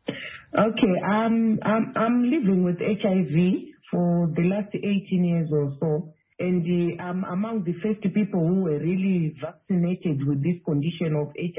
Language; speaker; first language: English; non-native, local second language; Shona